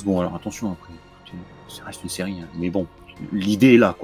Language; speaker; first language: French; native; French